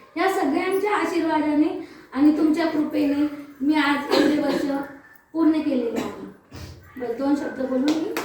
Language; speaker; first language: Marathi; non-native, local second language; Telugu